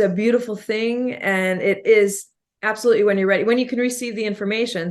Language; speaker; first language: English; native; English